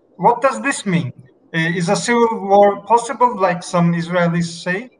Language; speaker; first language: English; non-native, fluent; Turkish